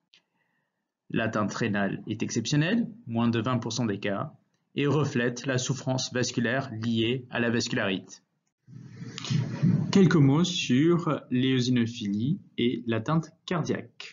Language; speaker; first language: French; native; French